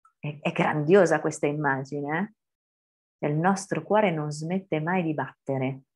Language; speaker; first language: Italian; native; Italian